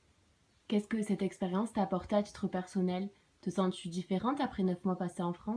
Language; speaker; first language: French; native; French